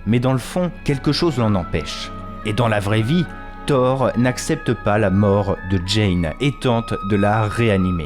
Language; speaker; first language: French; native; French